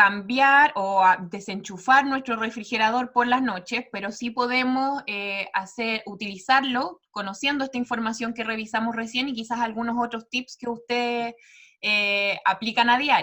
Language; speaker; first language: Spanish; native; Spanish